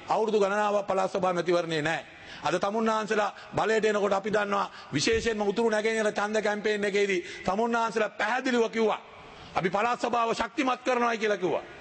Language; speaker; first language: Sinhala; non-native, local second language; Tamil